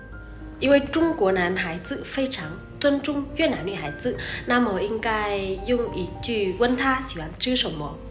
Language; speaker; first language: Chinese; non-native, fluent; Vietnamese